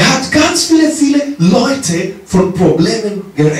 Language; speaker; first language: German; non-native, learner; English